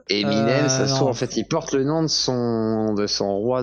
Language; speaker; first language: French; native; French